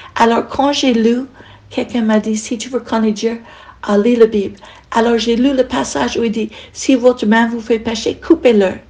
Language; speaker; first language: French; non-native, fluent; English